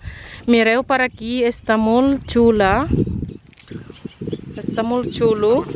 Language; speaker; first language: Catalan; non-native, learner; Filipino